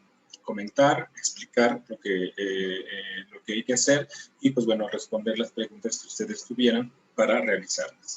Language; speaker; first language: Spanish; native; Spanish